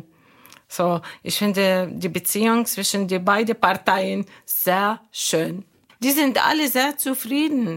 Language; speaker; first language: German; non-native, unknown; Arabic